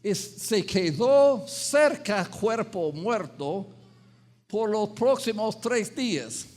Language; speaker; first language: Spanish; non-native, fluent; English